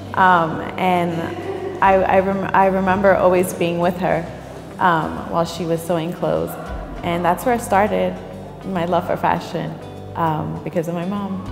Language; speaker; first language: English; native; English